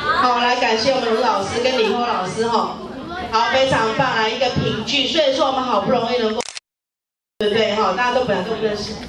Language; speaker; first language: Chinese; native; Chinese